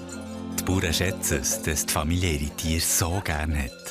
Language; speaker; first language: German; native; German